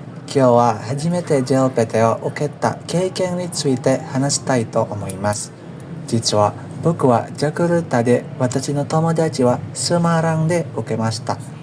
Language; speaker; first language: Japanese; non-native, learner; Indonesian